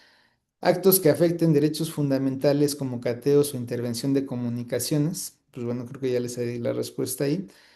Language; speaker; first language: Spanish; native; Spanish